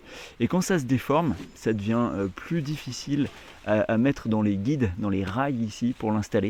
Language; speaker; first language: French; native; French